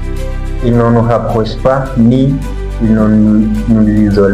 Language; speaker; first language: French; non-native, learner; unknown